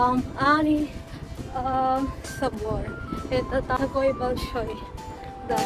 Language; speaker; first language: Russian; non-native, learner; Filipino